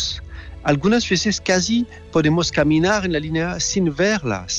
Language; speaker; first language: Spanish; non-native, fluent; French